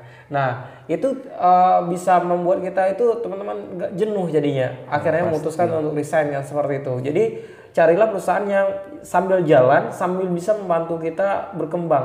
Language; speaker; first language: Indonesian; native; Indonesian